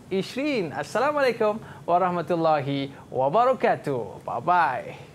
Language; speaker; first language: Malay; native; Malay